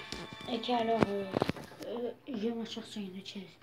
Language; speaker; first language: French; native; French